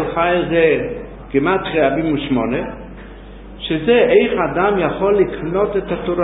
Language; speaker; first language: Hebrew; non-native, fluent; English